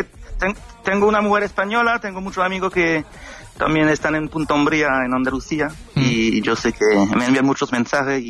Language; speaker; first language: Spanish; non-native, fluent; French